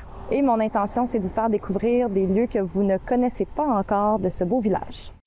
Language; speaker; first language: French; native; French